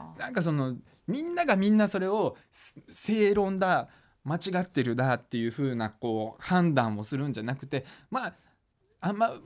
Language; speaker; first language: Japanese; early bilingual, other home language; Russian